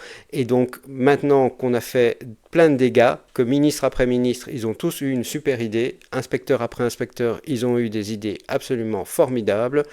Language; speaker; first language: French; native; French